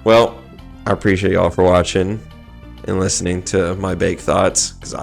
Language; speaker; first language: English; native; English